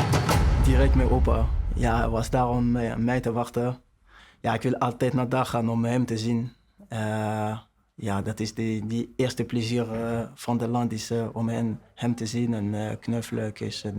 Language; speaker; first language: Dutch; non-native, learner; French